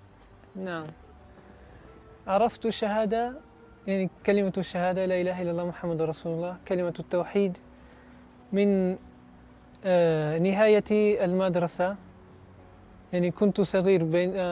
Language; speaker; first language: Arabic; non-native, learner; Italian